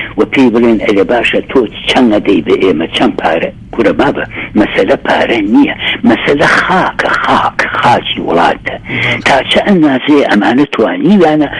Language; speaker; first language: Central Kurdish; native; Central Kurdish